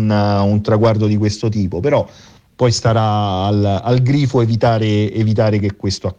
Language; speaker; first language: Italian; native; Italian